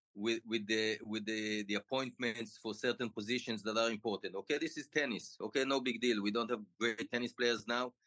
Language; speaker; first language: English; non-native, fluent; Hebrew